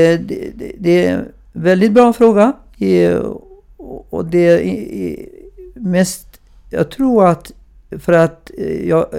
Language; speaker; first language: Swedish; non-native, fluent; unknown